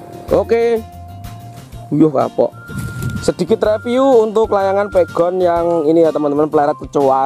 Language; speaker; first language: Indonesian; non-native, local second language; Javanese